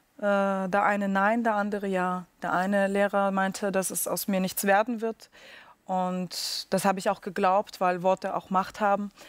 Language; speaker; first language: German; early bilingual, other home language; Russian